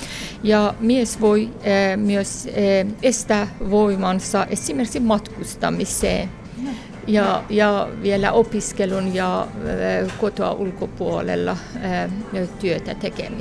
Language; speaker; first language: Finnish; non-native, fluent; Persian